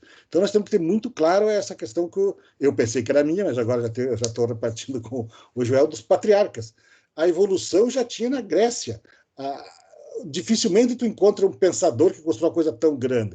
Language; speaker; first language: Portuguese; native; Portuguese